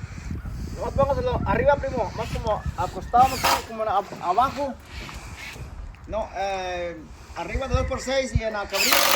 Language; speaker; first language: Spanish; native; Spanish